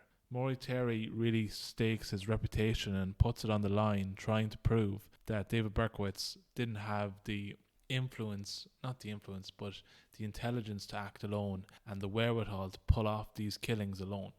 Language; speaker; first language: English; native; English